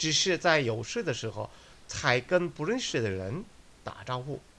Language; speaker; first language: Chinese; non-native, fluent; Korean